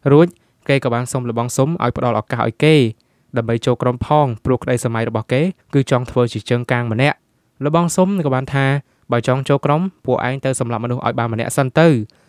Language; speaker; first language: Khmer; native; Khmer